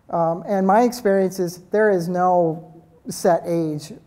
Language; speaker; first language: English; native; English